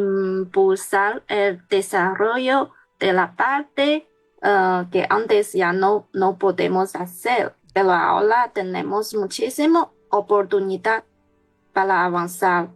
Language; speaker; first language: Spanish; non-native, learner; Chinese